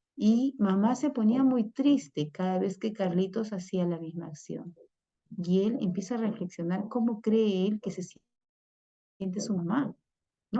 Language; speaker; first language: Spanish; native; Spanish